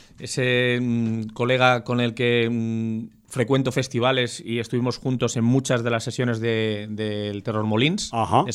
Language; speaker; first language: Spanish; native; Spanish